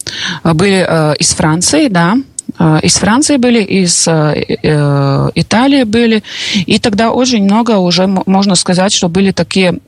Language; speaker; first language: Russian; non-native, local second language; Latvian